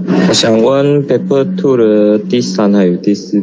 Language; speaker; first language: Chinese; native; Chinese